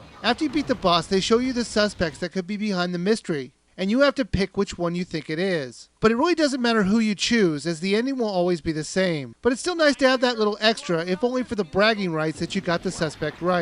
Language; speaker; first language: English; native; English